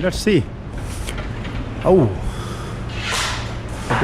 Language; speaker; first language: English; non-native, local second language; Urdu